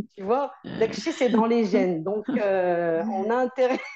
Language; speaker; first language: French; native; French